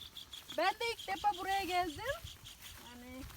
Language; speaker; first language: Turkish; non-native, learner; Indonesian